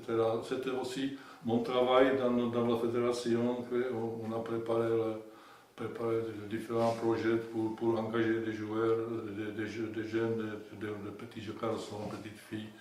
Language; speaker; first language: French; non-native, fluent; Czech